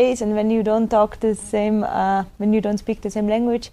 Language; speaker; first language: English; non-native, fluent; German